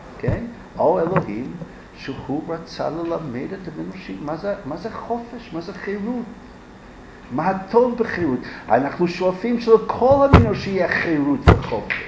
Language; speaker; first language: Hebrew; non-native, fluent; English